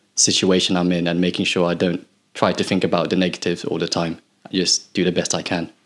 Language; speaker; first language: English; native; English